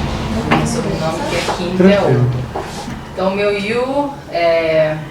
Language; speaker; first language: Portuguese; early bilingual, other home language; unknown